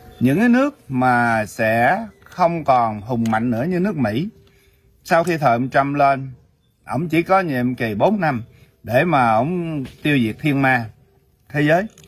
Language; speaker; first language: Vietnamese; early bilingual, heritage; Vietnamese